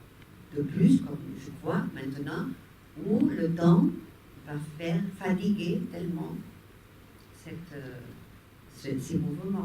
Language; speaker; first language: French; non-native, fluent; Spanish